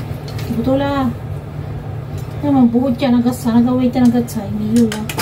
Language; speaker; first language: Chinese; non-native, learner; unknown